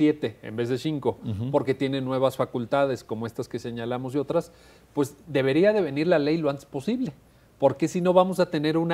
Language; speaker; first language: Spanish; native; Spanish